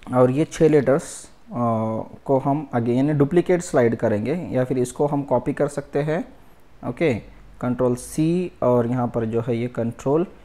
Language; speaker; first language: Hindi; non-native, local second language; Marathi